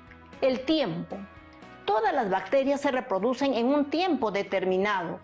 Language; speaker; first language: Spanish; native; Spanish